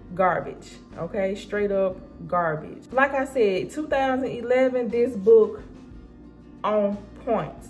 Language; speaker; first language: English; native; English